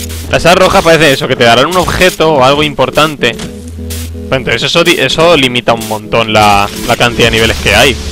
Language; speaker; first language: Spanish; native; Spanish